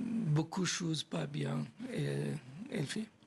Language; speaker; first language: French; non-native, learner; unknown